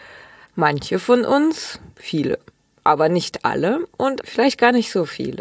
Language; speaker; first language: German; early bilingual, other home language; Russian